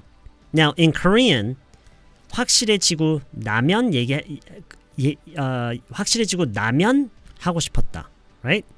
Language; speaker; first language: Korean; native; Korean